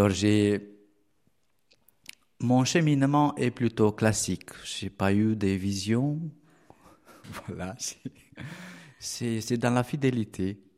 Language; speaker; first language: French; non-native, fluent; Romanian